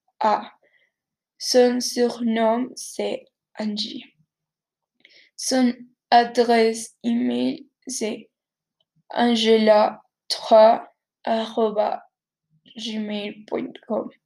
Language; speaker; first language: French; non-native, learner; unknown